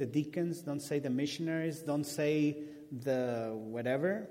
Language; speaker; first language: English; non-native, fluent; Spanish